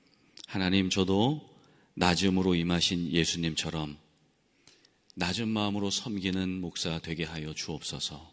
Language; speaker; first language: Korean; native; Korean